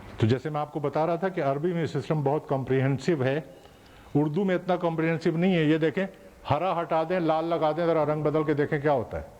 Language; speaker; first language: Urdu; native; Urdu